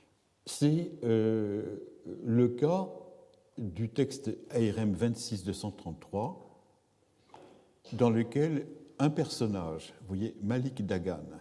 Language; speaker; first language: French; native; French